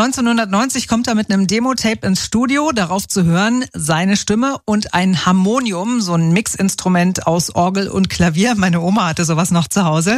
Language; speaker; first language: German; native; German